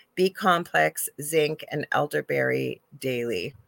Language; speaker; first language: English; native; English